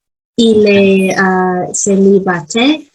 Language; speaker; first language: French; non-native, learner; Vietnamese